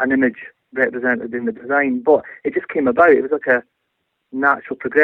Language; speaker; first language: English; native; English